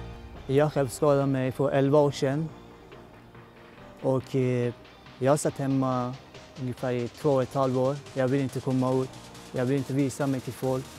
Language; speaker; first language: Swedish; non-native, local second language; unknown